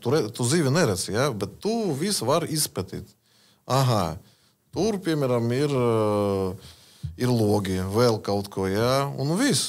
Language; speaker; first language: Latvian; non-native, learner; Russian